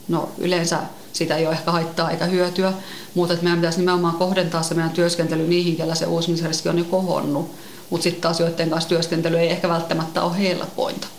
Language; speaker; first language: Finnish; native; Finnish